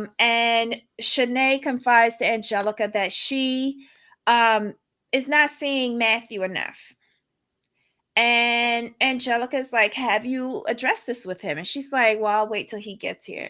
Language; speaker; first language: English; native; English